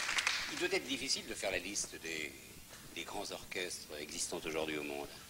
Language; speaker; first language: French; native; French